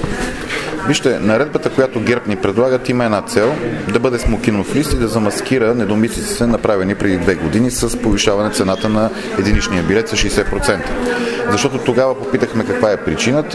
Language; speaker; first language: Bulgarian; native; Bulgarian